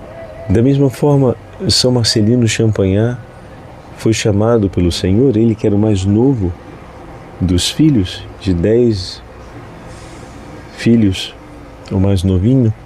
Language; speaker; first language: Portuguese; native; Portuguese